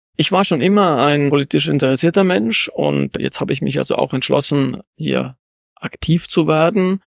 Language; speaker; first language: German; native; German